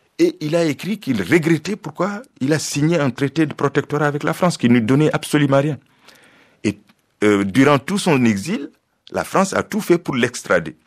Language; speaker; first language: French; non-native, local second language; Fula